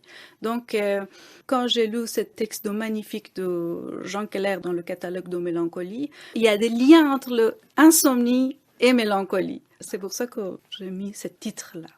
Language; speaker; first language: French; non-native, fluent; Persian